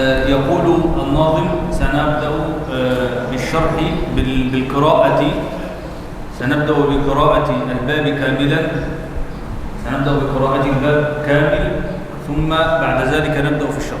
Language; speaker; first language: Arabic; native; Arabic